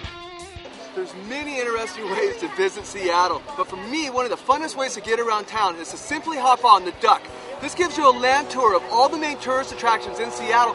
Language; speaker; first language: English; native; English